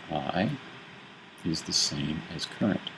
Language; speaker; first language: English; native; English